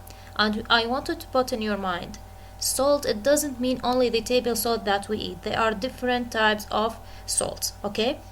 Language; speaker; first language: English; non-native, fluent; Arabic